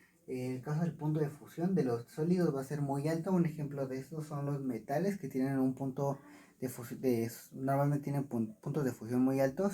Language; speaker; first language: Spanish; native; Spanish